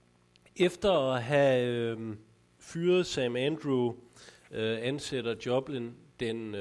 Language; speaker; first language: Danish; native; Danish